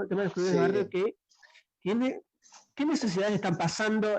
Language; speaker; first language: Spanish; native; Spanish